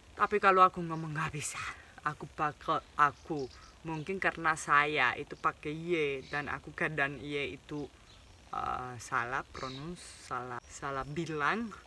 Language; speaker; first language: Indonesian; non-native, fluent; Spanish